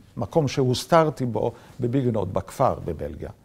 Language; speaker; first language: Hebrew; early bilingual, other home language; Yiddish